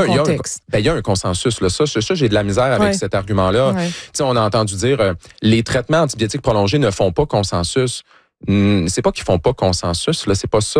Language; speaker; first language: French; native; French